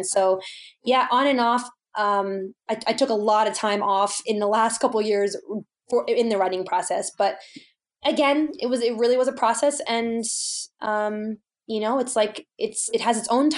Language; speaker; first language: English; native; English